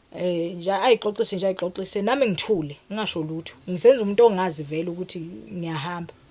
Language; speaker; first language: Zulu; native; Zulu